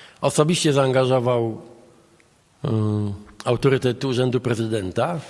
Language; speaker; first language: Polish; native; Polish